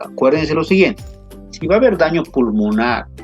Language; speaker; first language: Spanish; native; Spanish